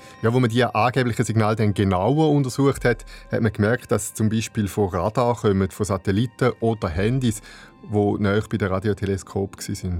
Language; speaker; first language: German; native; German